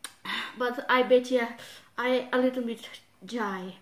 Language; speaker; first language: English; non-native, learner; Thai